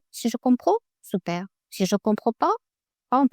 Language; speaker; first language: French; non-native, learner; Russian